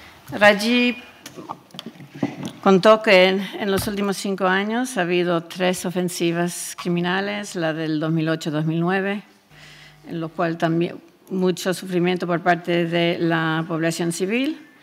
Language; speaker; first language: Spanish; native; Spanish